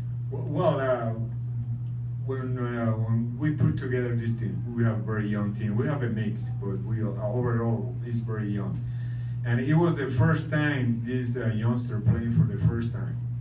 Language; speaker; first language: English; non-native, local second language; Spanish